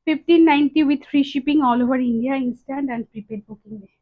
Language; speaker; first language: Hindi; non-native, local second language; Bangla